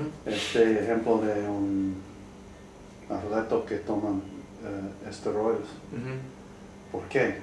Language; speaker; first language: Spanish; non-native, learner; English